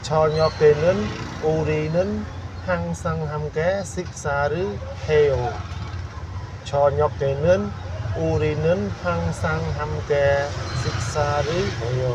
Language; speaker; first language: Korean; non-native, learner; Khmer